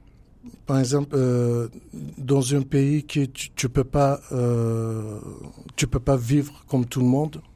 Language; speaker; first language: French; non-native, learner; Kurdish